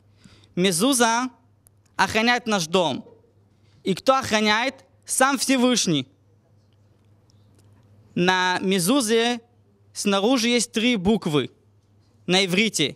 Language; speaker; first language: Russian; non-native, fluent; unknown